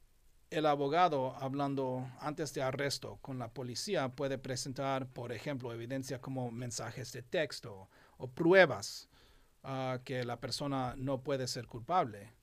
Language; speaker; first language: Spanish; non-native, fluent; English